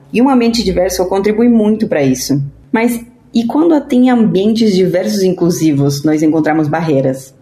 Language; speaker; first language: Portuguese; non-native, fluent; Spanish